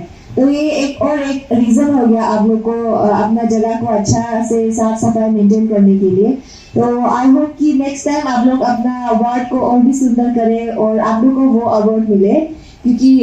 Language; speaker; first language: Hindi; non-native, local second language; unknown